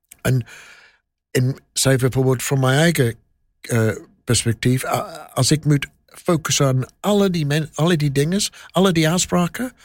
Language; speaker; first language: Dutch; non-native, learner; English